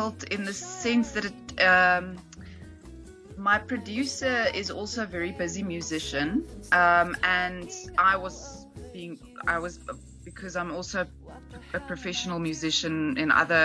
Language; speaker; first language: English; native; English